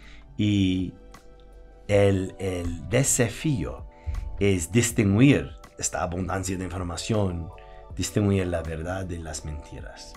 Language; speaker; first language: Spanish; non-native, fluent; English